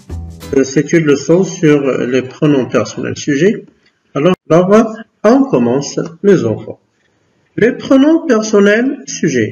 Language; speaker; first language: French; non-native, local second language; Arabic